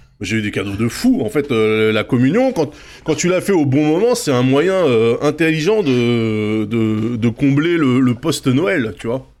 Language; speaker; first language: French; native; French